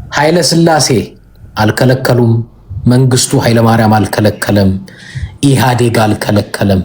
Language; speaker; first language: Amharic; native; Amharic